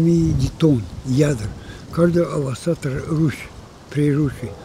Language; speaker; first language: Romanian; non-native, local second language; Gagauz